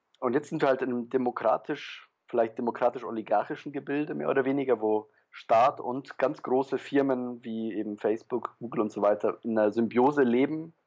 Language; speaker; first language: German; early bilingual, other home language; Polish